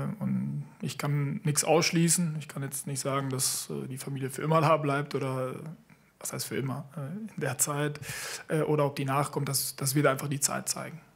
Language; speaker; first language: German; early bilingual, other home language; Italian